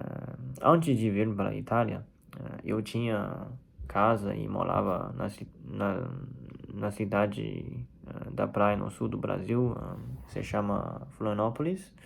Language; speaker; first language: Portuguese; non-native, fluent; Chinese